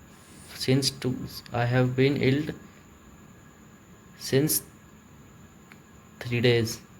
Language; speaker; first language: English; non-native, learner; Hindi